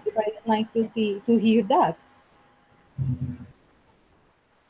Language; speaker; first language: English; non-native, fluent; Spanish